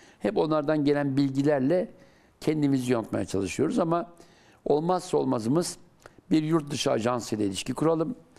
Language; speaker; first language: Turkish; native; Turkish